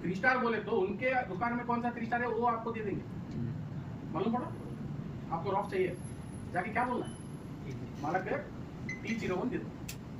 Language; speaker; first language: Hindi; non-native, local second language; Kannada